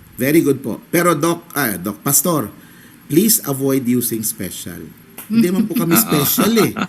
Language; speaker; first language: Filipino; native; Filipino